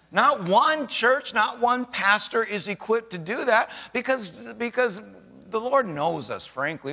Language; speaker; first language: English; native; English